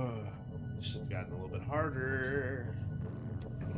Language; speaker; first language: English; native; English